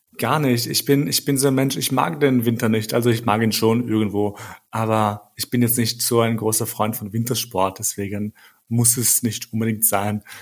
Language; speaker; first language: German; early bilingual, other home language; Albanian